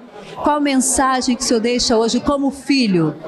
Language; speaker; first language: Portuguese; native; Portuguese